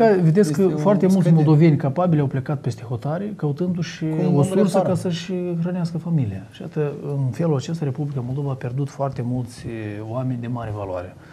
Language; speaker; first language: Romanian; native; Romanian